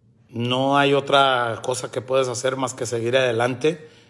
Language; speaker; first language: Spanish; early bilingual, heritage; Spanish